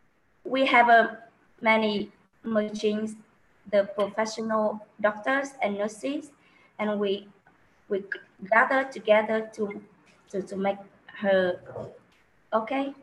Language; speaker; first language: English; non-native, learner; Vietnamese